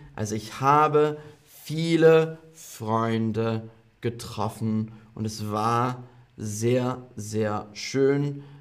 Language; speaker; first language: German; non-native, fluent; English